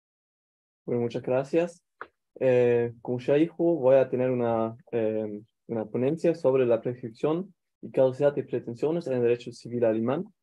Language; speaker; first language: Spanish; non-native, fluent; German